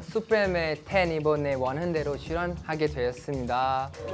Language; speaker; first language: Korean; non-native, fluent; Thai